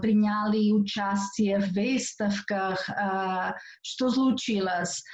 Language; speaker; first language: Russian; non-native, fluent; Catalan